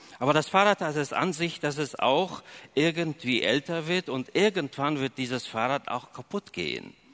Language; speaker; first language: German; early bilingual, other home language; Russian